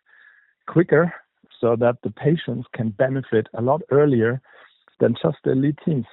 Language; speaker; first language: English; non-native, fluent; German